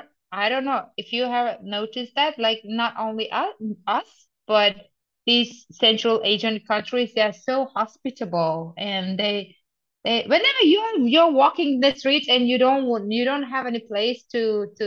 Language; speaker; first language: English; non-native, fluent; Tajik